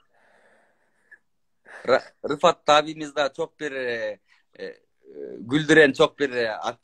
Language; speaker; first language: Turkish; non-native, learner; Kyrgyz